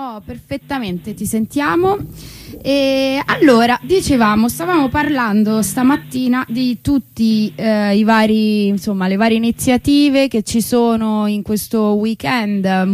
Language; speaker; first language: Italian; native; Italian